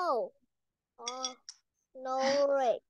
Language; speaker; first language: English; non-native, learner; Vietnamese